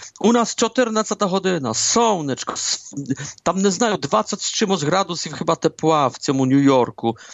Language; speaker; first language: Ukrainian; early bilingual, heritage; Ukrainian